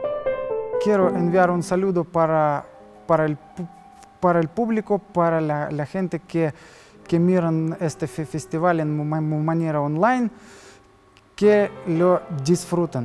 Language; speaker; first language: Spanish; non-native, learner; Russian